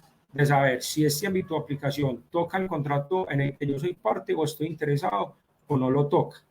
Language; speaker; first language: Spanish; native; Spanish